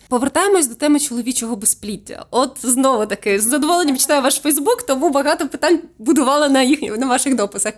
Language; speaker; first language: Ukrainian; native; Ukrainian